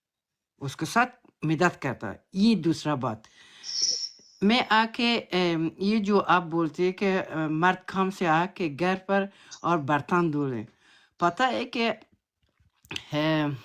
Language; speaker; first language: Hindi; non-native, learner; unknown